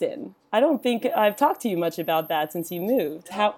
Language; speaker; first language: English; native; English